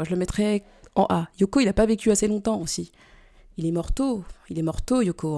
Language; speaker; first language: French; native; French